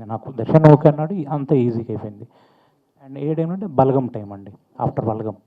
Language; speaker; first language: Telugu; native; Telugu